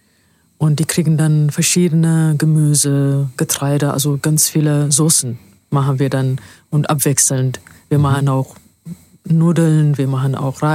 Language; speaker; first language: German; non-native, fluent; Amharic